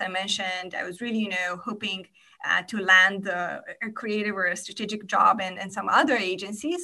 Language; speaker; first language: English; non-native, fluent; Romanian